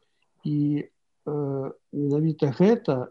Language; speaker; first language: Belarusian; native; Belarusian